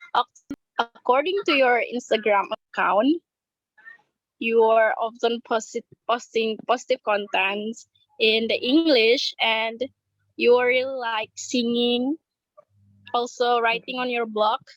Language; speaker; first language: English; non-native, learner; Indonesian